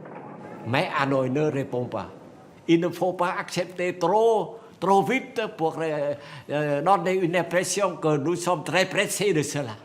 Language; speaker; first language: French; non-native, fluent; Vietnamese